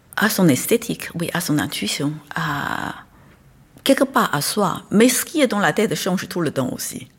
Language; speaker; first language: French; non-native, fluent; Chinese